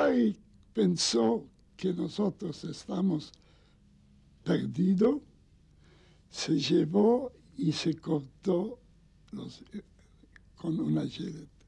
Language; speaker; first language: Spanish; non-native, learner; Yiddish